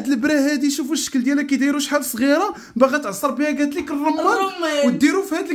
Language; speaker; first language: Arabic; native; Arabic